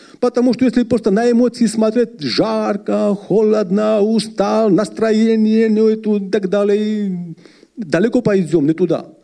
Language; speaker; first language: Russian; non-native, fluent; Georgian